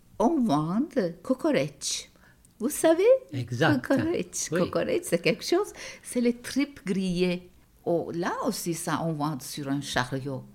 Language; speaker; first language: French; non-native, fluent; Turkish